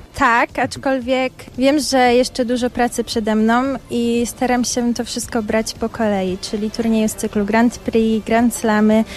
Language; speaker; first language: Polish; native; Polish